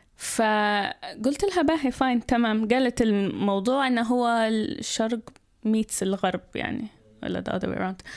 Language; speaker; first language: Arabic; early bilingual, heritage; Arabic